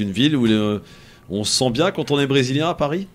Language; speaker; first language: French; native; French